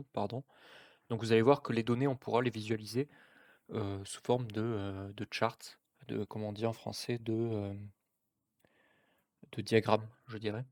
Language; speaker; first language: French; native; French